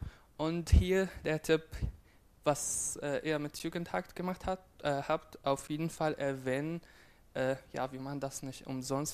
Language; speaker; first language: German; non-native, fluent; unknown